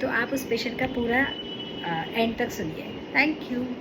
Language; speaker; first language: Hindi; native; Hindi